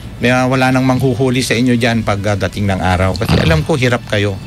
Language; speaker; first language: Filipino; non-native, local second language; Pangasinan